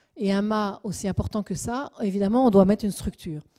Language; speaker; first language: French; native; French